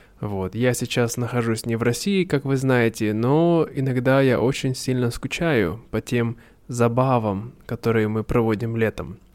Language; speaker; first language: Russian; native; Russian